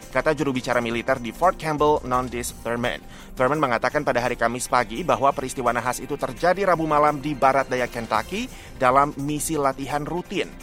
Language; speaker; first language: Indonesian; native; Indonesian